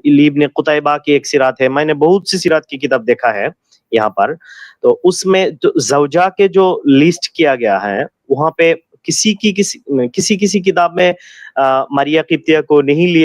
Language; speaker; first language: Hindi; non-native, learner; Bangla